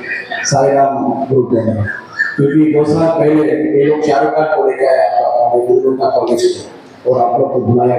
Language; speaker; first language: Hindi; non-native, local second language; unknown